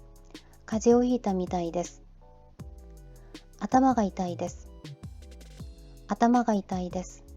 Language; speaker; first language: Japanese; non-native, fluent; Korean